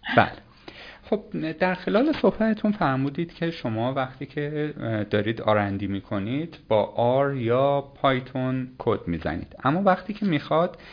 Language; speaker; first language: Persian; native; Persian